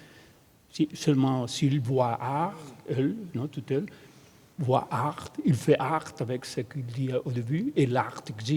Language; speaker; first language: French; non-native, learner; Catalan